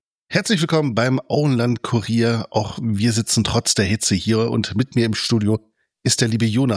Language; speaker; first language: German; native; German